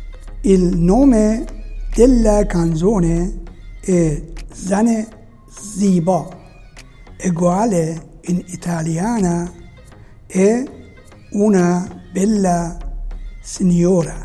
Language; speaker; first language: Italian; non-native, learner; Persian